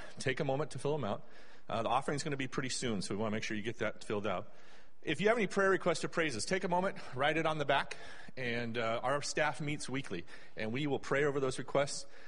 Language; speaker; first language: English; native; English